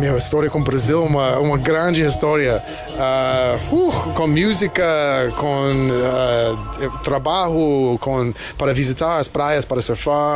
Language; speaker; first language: Portuguese; non-native, learner; English